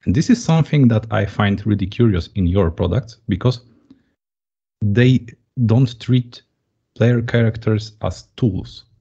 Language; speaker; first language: English; non-native, fluent; Polish